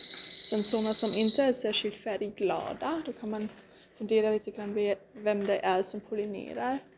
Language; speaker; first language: Swedish; non-native, fluent; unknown